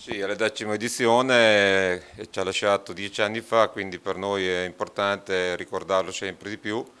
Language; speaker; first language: Italian; native; Italian